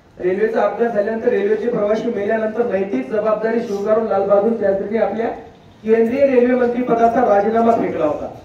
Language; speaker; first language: Marathi; native; Marathi